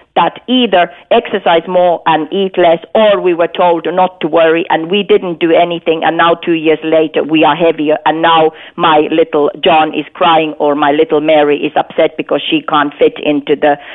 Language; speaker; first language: English; non-native, fluent; Finnish